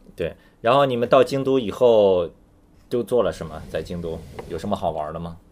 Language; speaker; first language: Chinese; native; Chinese